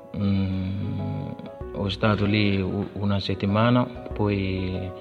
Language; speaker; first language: Italian; non-native, learner; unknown